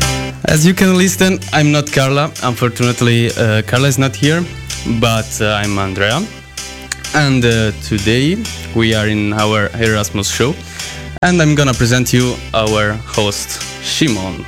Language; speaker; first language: English; non-native, learner; Italian